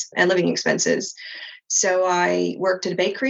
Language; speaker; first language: English; native; English